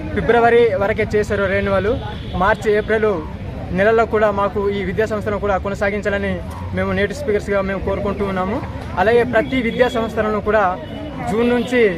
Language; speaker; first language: Telugu; non-native, local second language; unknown